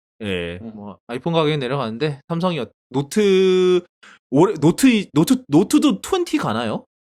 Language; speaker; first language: Korean; native; Korean